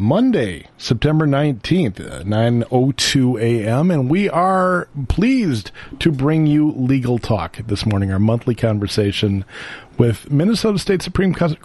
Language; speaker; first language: English; native; English